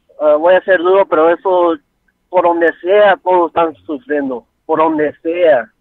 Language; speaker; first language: Spanish; early bilingual, heritage; Spanish